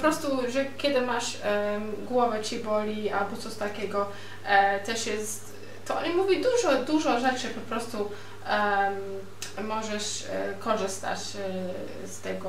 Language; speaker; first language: Polish; non-native, learner; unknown